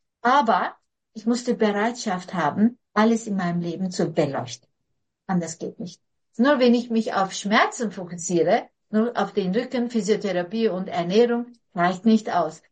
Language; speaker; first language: German; non-native, fluent; Turkish